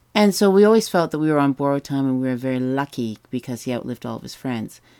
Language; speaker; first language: English; native; English